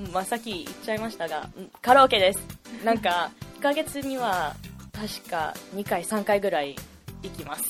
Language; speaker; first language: Japanese; non-native, fluent; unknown